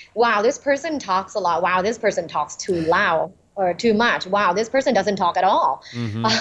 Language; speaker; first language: English; non-native, fluent; Thai